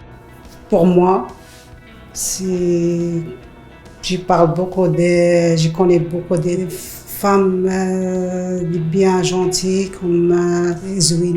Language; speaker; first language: French; non-native, learner; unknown